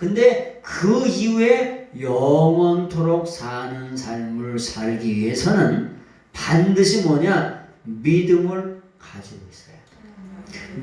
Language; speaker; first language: Korean; native; Korean